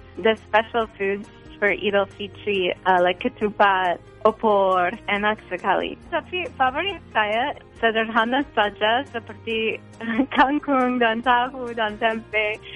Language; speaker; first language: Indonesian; non-native, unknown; English